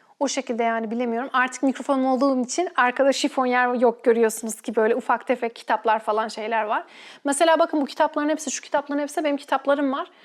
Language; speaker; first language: Turkish; native; Turkish